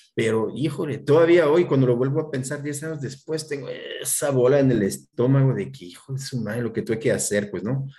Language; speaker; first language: Spanish; non-native, fluent; French